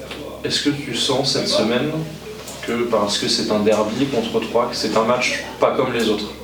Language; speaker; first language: French; native; French